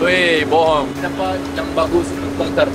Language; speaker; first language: Indonesian; non-native, learner; English